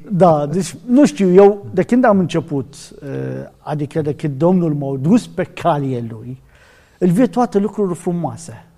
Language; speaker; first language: Romanian; non-native, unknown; Arabic